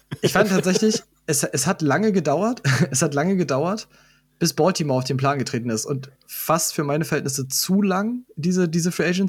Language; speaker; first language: German; native; German